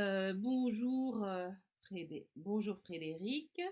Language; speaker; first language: French; native; French